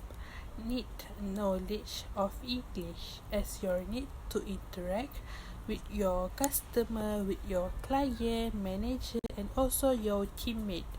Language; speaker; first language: English; non-native, local second language; Malay